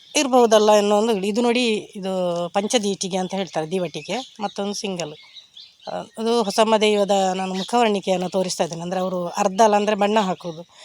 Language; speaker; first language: Kannada; non-native, local second language; Tulu